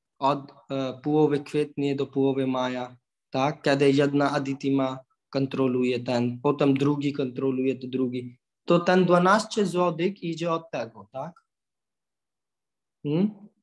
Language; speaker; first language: Polish; non-native, learner; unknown